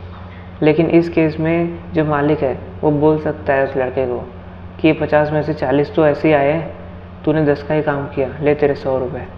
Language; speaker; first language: Hindi; native; Hindi